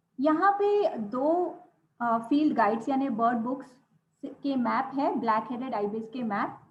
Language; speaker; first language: Hindi; non-native, local second language; Gujarati